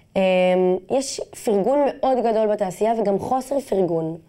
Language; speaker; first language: Hebrew; non-native, local second language; Arabic